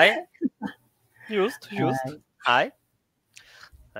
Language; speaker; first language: Japanese; non-native, fluent; Portuguese